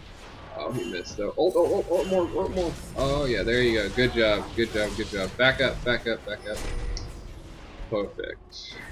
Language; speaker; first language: English; native; English